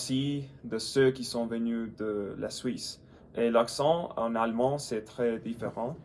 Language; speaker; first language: French; non-native, learner; English